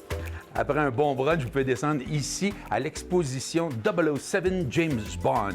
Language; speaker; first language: French; native; French